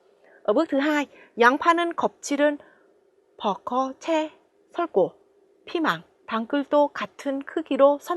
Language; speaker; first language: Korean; non-native, fluent; Vietnamese